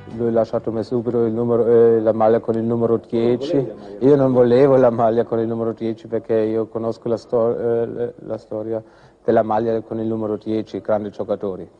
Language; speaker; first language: Italian; non-native, fluent; German